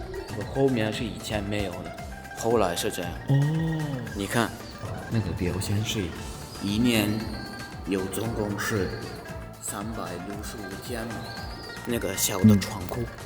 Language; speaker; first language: Chinese; non-native, fluent; Turkmen